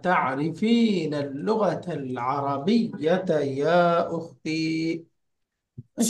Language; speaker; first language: Arabic; non-native, learner; Bangla